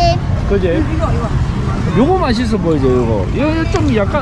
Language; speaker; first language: Korean; native; Korean